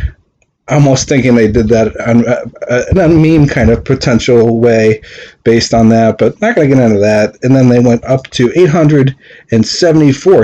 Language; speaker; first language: English; native; English